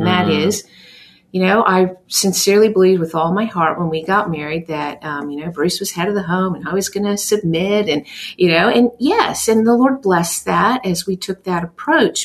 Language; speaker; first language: English; native; English